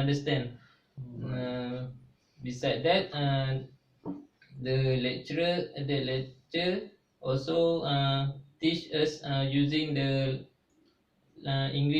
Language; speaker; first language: English; non-native, local second language; Malay